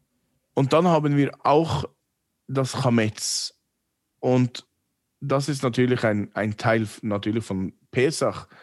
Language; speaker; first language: German; non-native, fluent; English